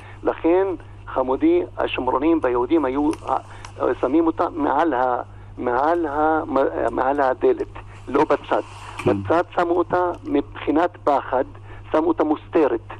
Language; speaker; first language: Hebrew; non-native, local second language; Arabic